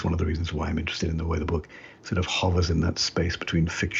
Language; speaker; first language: English; native; English